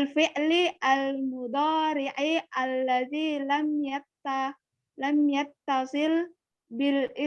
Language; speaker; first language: Arabic; non-native, learner; Indonesian